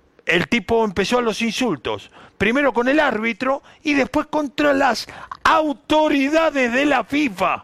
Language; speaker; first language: Spanish; native; Spanish